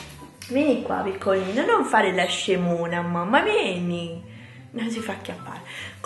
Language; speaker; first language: Italian; native; Italian